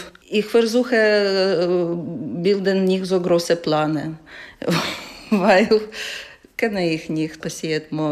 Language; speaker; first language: German; non-native, learner; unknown